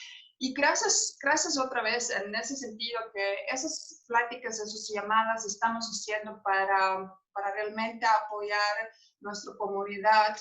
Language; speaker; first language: Spanish; non-native, learner; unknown